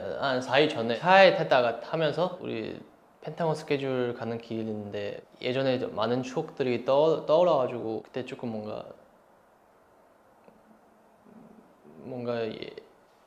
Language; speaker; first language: Korean; non-native, fluent; Chinese